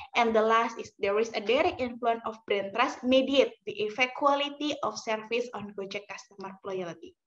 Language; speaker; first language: English; non-native, learner; Indonesian